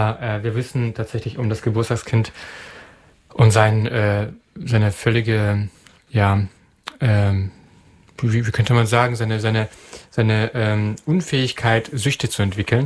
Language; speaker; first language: German; native; German